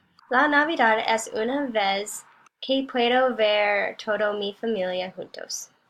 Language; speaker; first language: Spanish; non-native, learner; English